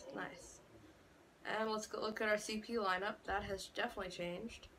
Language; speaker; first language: English; native; English